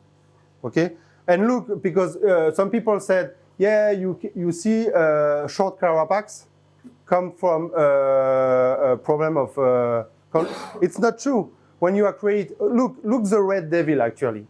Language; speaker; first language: English; non-native, fluent; French